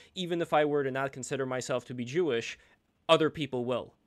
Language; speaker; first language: English; early bilingual, other home language; Russian